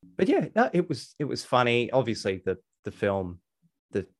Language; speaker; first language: English; native; English